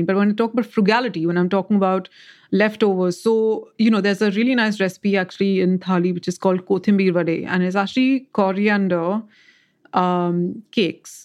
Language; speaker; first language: English; non-native, local second language; Marathi